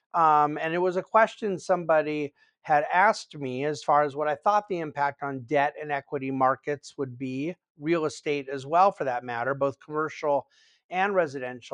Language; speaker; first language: English; native; English